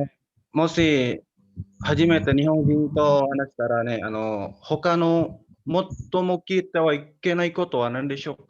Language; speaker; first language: Japanese; non-native, learner; Indonesian